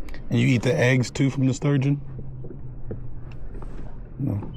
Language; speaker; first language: English; native; English